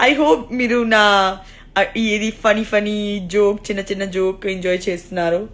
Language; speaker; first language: Telugu; non-native, local second language; Gujarati